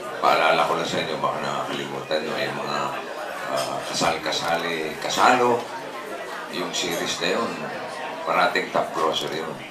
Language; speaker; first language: Filipino; native; Filipino